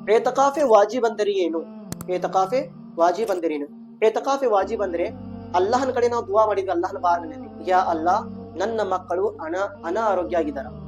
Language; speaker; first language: Kannada; non-native, local second language; Urdu